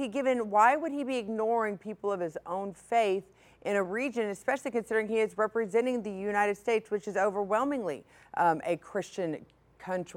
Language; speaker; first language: English; native; English